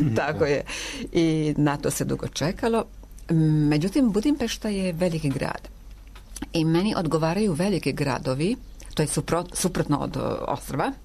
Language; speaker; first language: Serbian; non-native, local second language; Hungarian